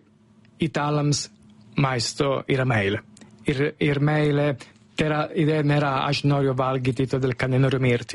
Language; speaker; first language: Lithuanian; non-native, learner; Italian